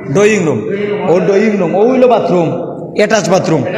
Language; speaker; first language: Bangla; native; Bangla